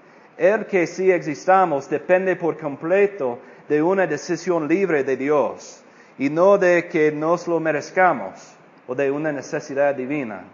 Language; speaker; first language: Spanish; non-native, fluent; English